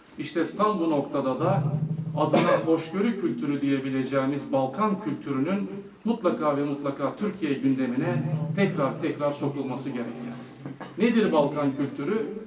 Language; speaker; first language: Turkish; native; Turkish